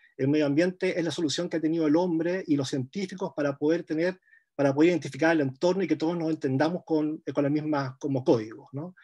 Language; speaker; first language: Spanish; native; Spanish